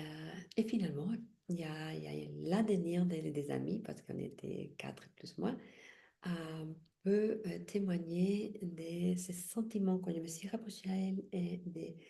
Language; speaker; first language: French; non-native, fluent; Spanish